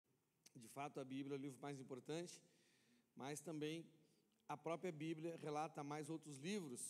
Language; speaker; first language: Portuguese; native; Portuguese